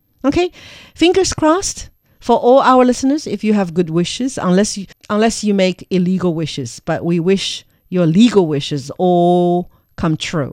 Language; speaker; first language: English; non-native, fluent; Chinese